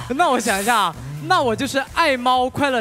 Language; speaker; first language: Chinese; native; Chinese